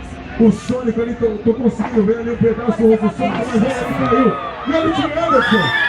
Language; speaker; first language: Portuguese; native; Portuguese